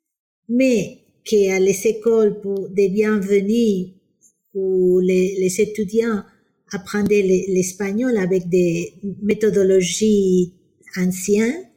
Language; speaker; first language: French; non-native, fluent; Spanish